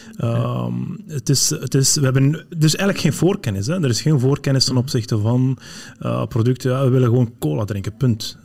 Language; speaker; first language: Dutch; early bilingual, other home language; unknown